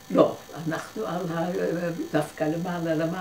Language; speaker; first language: Hebrew; non-native, fluent; Dutch